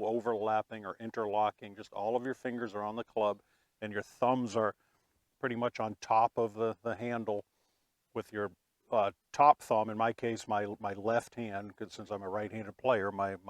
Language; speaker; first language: English; native; English